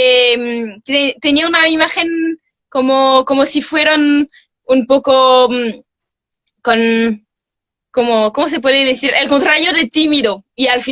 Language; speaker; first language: Spanish; non-native, fluent; French